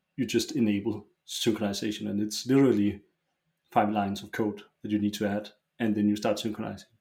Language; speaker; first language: English; non-native, fluent; Danish